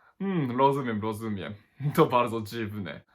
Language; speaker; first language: Polish; non-native, learner; Japanese